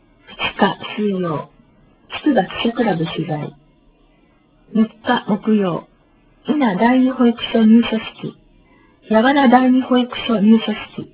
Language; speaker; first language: Japanese; native; Japanese